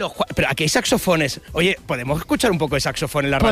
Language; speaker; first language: Spanish; native; Spanish